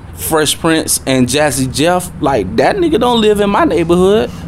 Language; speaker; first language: English; native; English